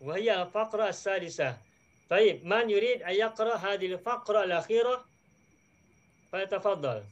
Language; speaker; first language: Arabic; non-native, fluent; Indonesian